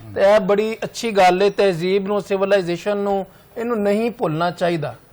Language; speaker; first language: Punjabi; non-native, local second language; Urdu